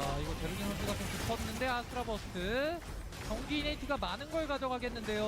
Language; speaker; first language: Korean; native; Korean